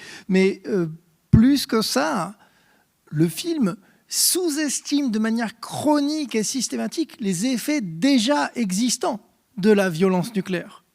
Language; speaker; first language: French; native; French